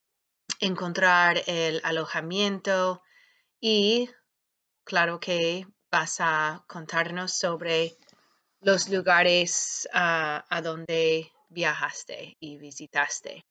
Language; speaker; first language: Spanish; non-native, fluent; English